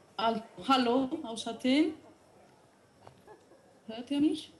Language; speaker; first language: German; non-native, fluent; Greek